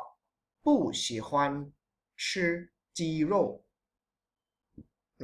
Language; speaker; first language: Chinese; non-native, fluent; Thai